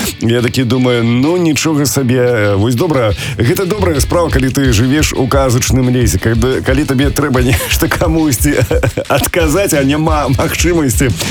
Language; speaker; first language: Belarusian; non-native, local second language; Russian